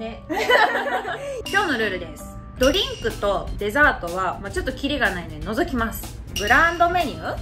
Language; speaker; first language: Japanese; native; Japanese